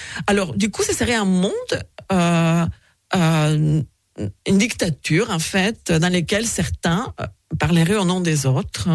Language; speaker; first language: French; non-native, fluent; Spanish